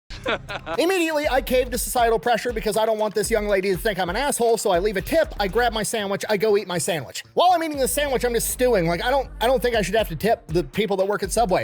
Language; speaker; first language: English; native; English